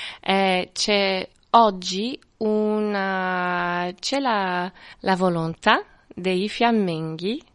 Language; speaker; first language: Italian; non-native, fluent; French